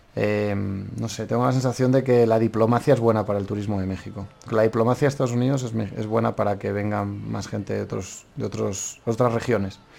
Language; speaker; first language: Spanish; native; Spanish